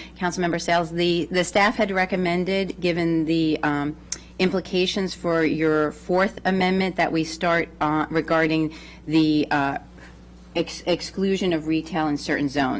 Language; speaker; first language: English; native; English